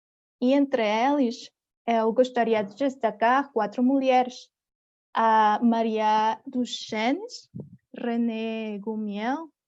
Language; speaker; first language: Portuguese; non-native, fluent; Spanish